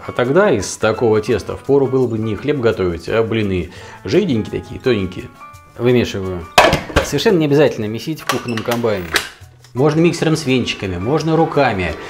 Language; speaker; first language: Russian; native; Russian